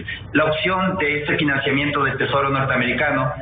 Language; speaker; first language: Spanish; native; Spanish